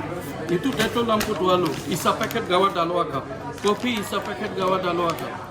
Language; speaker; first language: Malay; non-native, learner; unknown